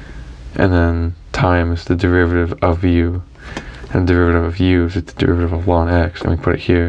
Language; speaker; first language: English; native; English